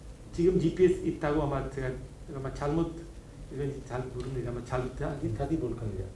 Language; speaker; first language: Korean; non-native, learner; Hindi